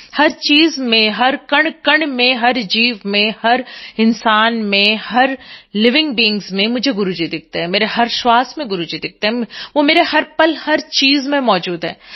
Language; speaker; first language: Hindi; non-native, local second language; Bangla